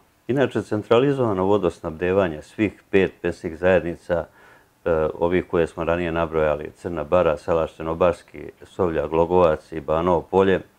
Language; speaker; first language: Serbian; native; Serbian